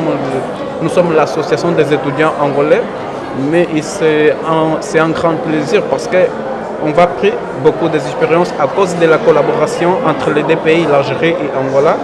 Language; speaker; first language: French; non-native, fluent; Portuguese